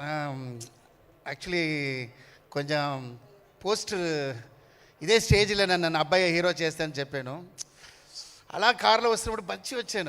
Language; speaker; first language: Telugu; non-native, fluent; Tamil